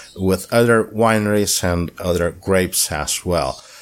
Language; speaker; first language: English; non-native, fluent; Italian